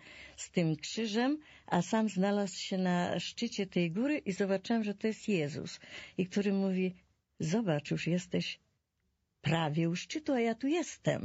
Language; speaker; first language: Polish; native; Polish